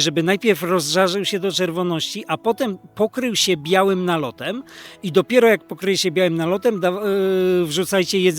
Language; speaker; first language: Polish; native; Polish